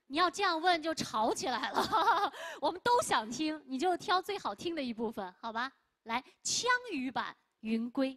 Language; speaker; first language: Chinese; native; Chinese